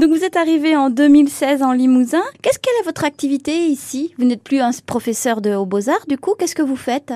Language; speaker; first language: French; native; French